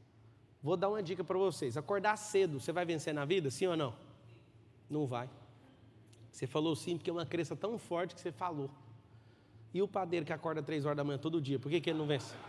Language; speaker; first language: Portuguese; native; Portuguese